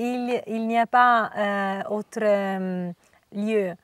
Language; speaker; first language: French; non-native, learner; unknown